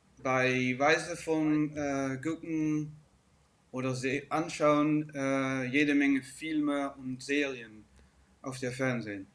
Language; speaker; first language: German; early bilingual, heritage; Dutch